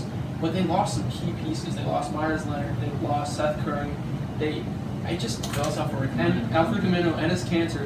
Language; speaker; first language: English; native; English